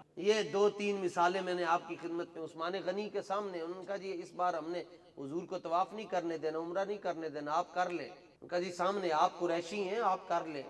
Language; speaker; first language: Urdu; non-native, local second language; Punjabi